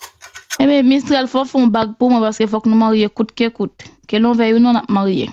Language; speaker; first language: French; non-native, local second language; Haitian Creole